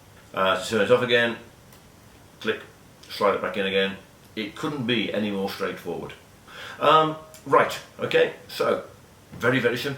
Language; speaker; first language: English; native; English